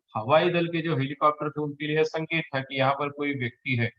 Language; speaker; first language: Hindi; non-native, local second language; Marathi